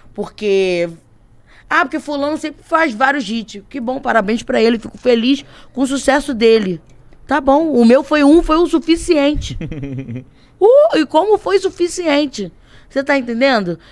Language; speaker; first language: Portuguese; native; Portuguese